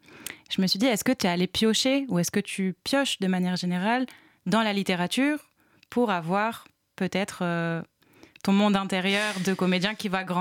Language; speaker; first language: French; native; French